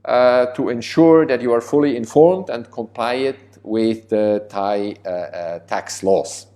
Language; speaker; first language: English; non-native, fluent; German